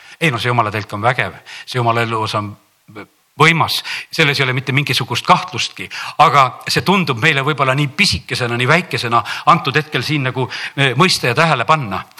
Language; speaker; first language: Estonian; native; Estonian